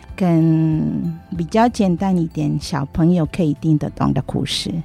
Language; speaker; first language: Chinese; non-native, fluent; Filipino